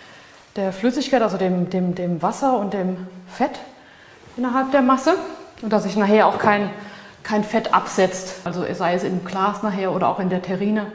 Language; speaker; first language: German; native; German